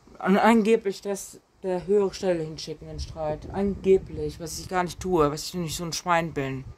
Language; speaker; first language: German; native; German